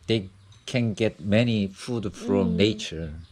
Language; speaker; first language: English; non-native, learner; Korean